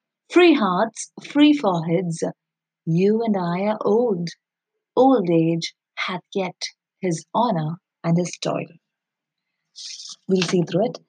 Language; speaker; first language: English; non-native, local second language; Malayalam